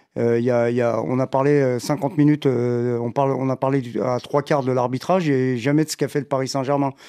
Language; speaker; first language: French; native; French